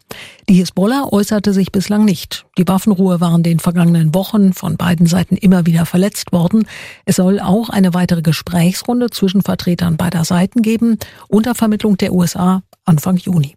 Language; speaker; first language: German; native; German